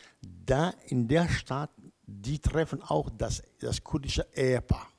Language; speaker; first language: German; non-native, learner; Kurdish